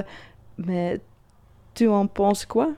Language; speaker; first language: French; non-native, learner; Dutch